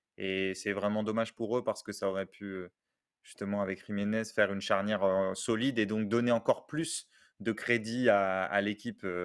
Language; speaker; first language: French; native; French